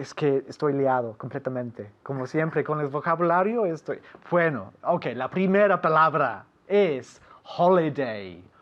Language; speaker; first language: Spanish; non-native, fluent; English